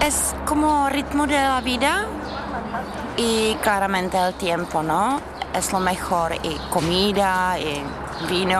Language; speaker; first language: Spanish; non-native, fluent; Czech